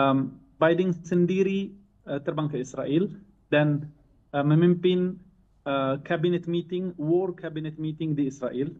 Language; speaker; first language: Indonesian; non-native, fluent; Arabic